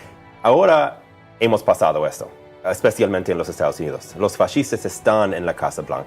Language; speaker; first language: Spanish; non-native, fluent; English